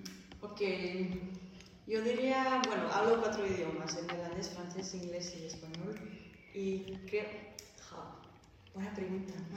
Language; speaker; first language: Spanish; non-native, fluent; Dutch